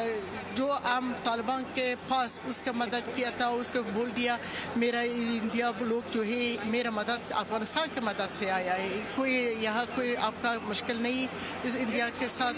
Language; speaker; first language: Hindi; non-native, learner; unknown